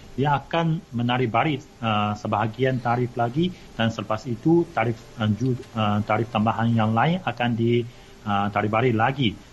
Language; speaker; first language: Malay; non-native, fluent; Chinese